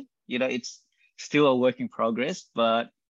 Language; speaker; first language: English; native; English